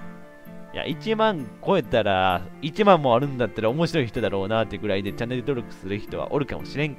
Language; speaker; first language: Japanese; native; Japanese